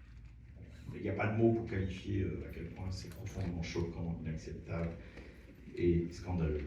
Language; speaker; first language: French; native; French